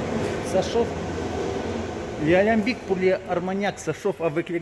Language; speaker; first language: French; non-native, learner; Russian